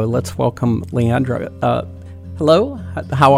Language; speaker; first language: English; native; English